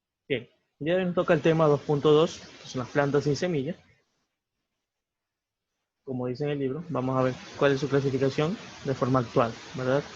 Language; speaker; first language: Spanish; native; Spanish